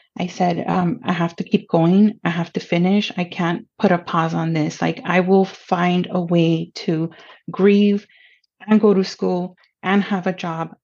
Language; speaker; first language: English; early bilingual, other home language; Spanish